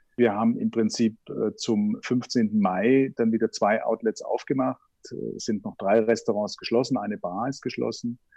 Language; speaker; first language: German; native; German